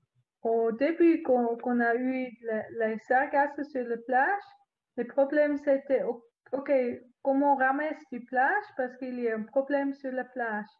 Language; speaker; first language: French; non-native, learner; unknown